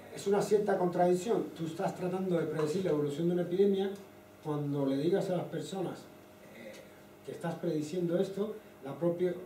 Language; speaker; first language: Spanish; native; Spanish